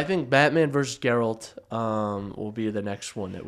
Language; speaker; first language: English; native; English